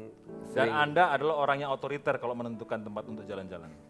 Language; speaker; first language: Indonesian; native; Indonesian